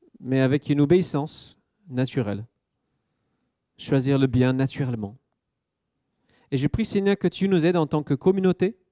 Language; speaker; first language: French; native; French